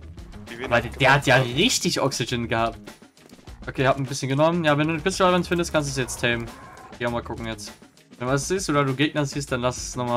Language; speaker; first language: German; native; German